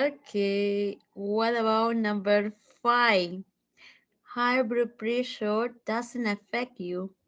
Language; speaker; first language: English; non-native, fluent; Spanish